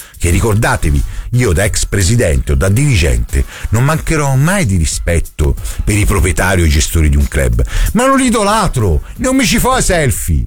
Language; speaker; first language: Italian; native; Italian